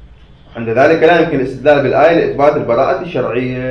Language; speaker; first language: Arabic; native; Arabic